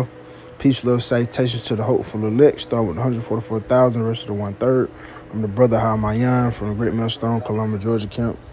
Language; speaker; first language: English; native; English